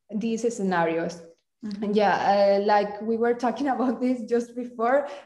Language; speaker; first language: English; non-native, fluent; Spanish